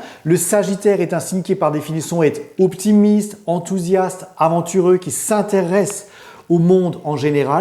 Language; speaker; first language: French; native; French